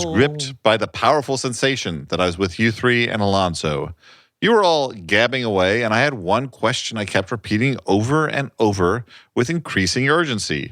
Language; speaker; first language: English; native; English